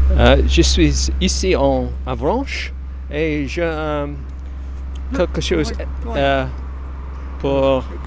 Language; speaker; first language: French; non-native, learner; English